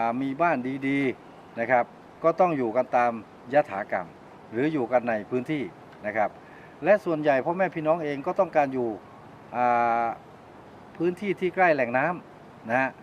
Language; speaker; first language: Thai; native; Thai